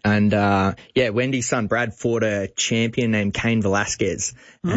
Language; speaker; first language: English; native; English